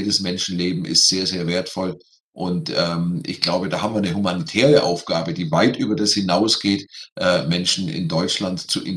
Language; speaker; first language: German; native; German